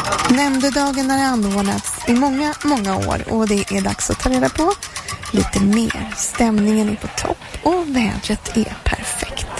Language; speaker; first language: Swedish; native; Swedish